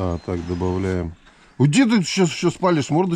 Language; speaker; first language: Russian; native; Russian